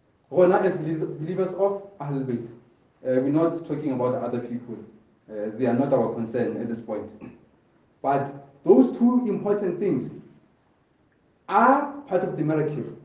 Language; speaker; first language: English; non-native, local second language; Southern Sotho